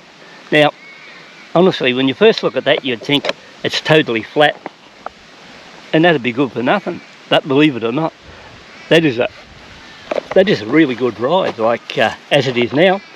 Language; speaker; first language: English; native; English